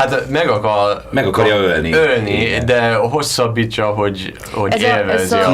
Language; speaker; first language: Hungarian; non-native, learner; English